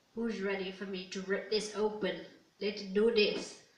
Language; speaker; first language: English; native; English